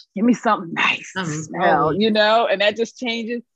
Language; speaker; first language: English; native; English